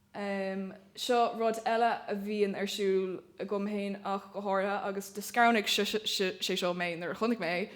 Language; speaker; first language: Irish; native; Irish